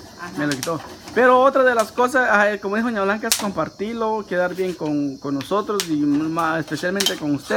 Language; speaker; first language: Spanish; native; Spanish